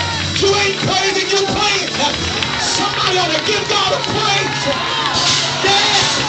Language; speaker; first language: English; native; English